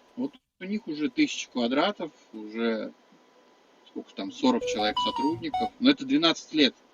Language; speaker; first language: Russian; native; Russian